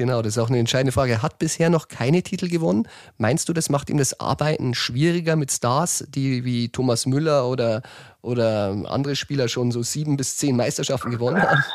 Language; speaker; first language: German; native; German